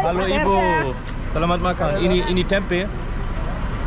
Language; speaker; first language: Indonesian; non-native, learner; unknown